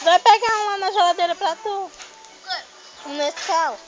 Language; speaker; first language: Portuguese; native; Portuguese